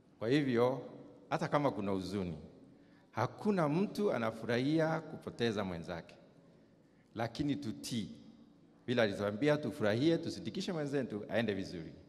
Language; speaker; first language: Swahili; non-native, local second language; Meru